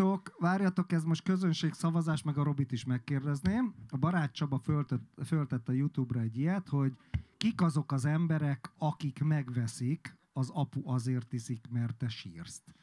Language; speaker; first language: Hungarian; native; Hungarian